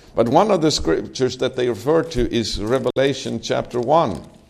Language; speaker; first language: English; non-native, fluent; Swedish